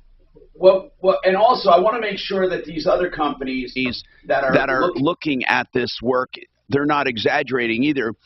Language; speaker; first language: English; native; English